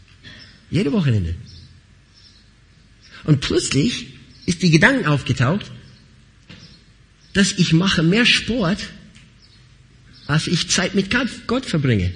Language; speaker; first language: German; non-native, fluent; English